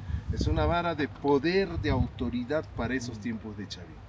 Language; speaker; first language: Spanish; native; Spanish